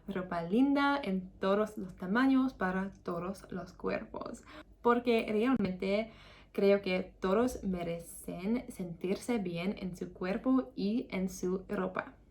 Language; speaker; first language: Spanish; non-native, learner; English